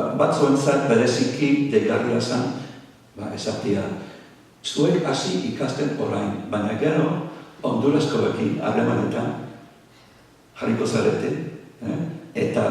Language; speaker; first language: Basque; non-native, fluent; English